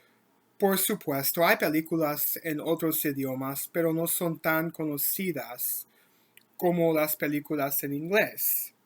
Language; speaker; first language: Spanish; non-native, learner; English